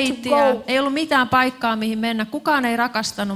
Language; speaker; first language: Finnish; native; Finnish